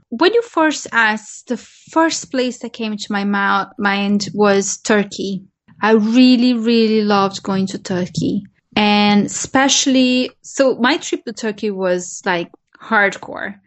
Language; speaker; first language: English; non-native, fluent; Portuguese